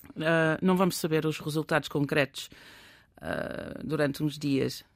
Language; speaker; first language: Portuguese; non-native, fluent; English